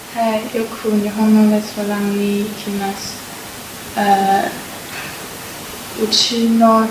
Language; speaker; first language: Japanese; non-native, learner; Chinese